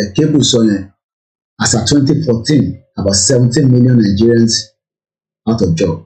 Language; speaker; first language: English; non-native, local second language; Yoruba